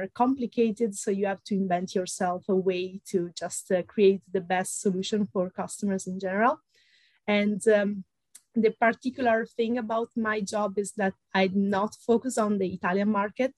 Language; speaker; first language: English; non-native, fluent; Italian